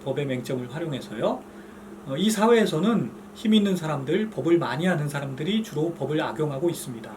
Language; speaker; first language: Korean; native; Korean